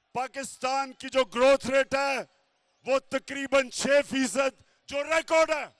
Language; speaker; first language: Urdu; native; Urdu